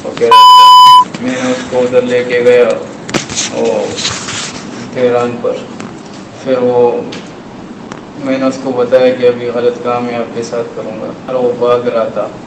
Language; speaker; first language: Hindi; non-native, local second language; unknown